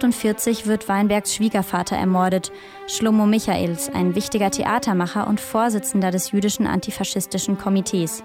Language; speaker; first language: German; native; German